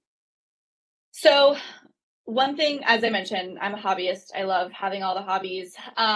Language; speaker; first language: English; native; English